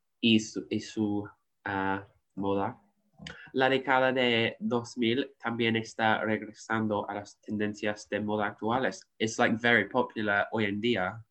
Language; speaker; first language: Spanish; non-native, learner; English